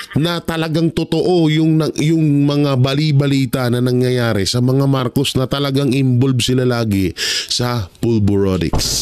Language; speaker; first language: Filipino; non-native, local second language; Cebuano